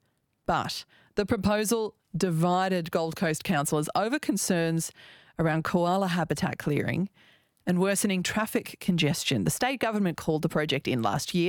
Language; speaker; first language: English; native; English